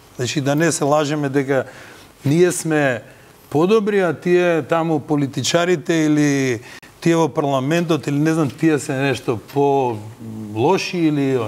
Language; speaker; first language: Macedonian; native; Macedonian